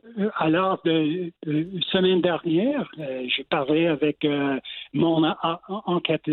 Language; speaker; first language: French; non-native, local second language; English